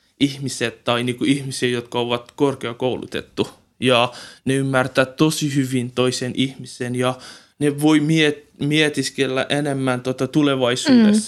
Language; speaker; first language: Finnish; non-native, learner; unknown